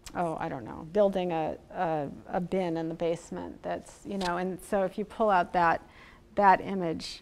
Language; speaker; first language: English; native; English